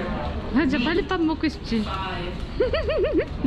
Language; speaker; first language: Korean; non-native, fluent; Uzbek